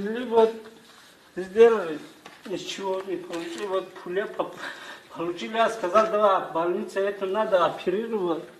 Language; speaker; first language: Russian; non-native, learner; Tajik